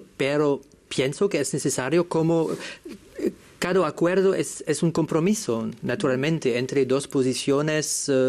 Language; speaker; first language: Spanish; non-native, fluent; French